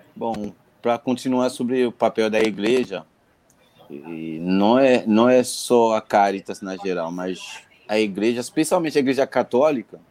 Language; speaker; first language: Portuguese; non-native, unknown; Haitian Creole